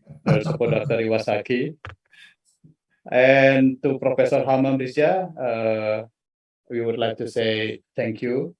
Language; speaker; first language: English; non-native, fluent; Indonesian